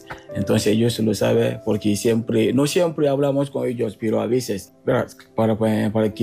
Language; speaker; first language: Spanish; non-native, learner; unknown